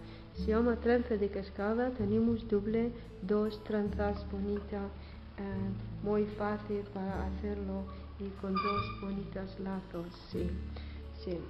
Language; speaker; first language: Spanish; non-native, learner; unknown